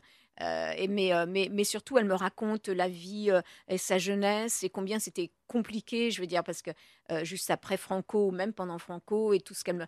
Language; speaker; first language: French; native; French